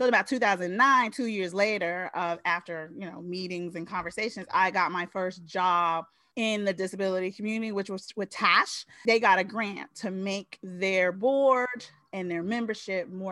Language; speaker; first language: English; native; English